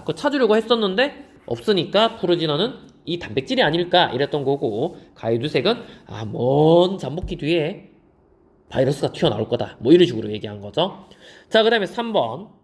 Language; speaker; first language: Korean; native; Korean